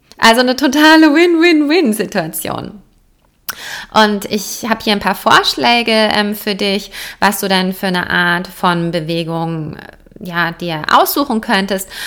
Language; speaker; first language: German; native; German